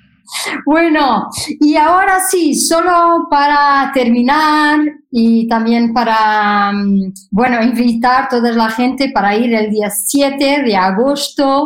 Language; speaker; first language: Spanish; non-native, fluent; Portuguese